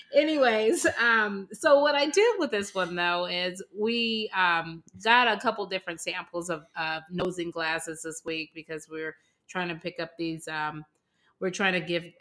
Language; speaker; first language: English; native; English